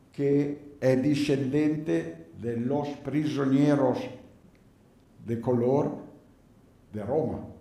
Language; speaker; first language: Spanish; non-native, learner; Italian